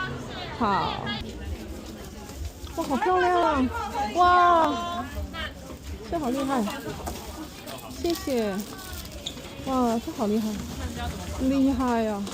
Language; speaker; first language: Chinese; native; Chinese